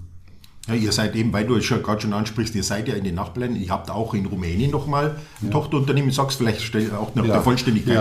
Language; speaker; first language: German; native; German